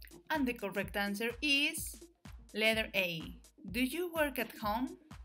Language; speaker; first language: English; non-native, fluent; Spanish